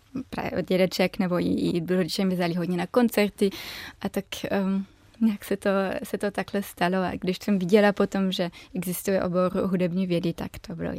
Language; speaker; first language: Czech; early bilingual, heritage; German